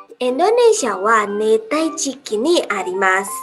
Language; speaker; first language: Japanese; non-native, learner; Indonesian